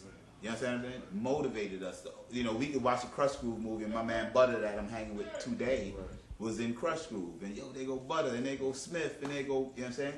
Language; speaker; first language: English; native; English